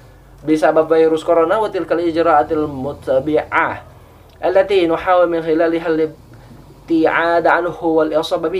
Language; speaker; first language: Arabic; non-native, fluent; Indonesian